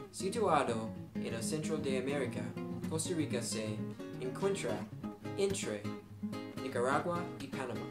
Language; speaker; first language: Spanish; non-native, learner; English